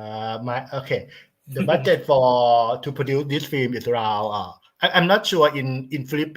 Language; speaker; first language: English; non-native, learner; Thai